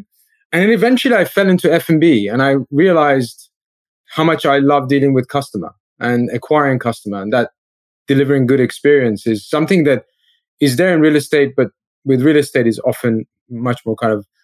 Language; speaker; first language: English; native; English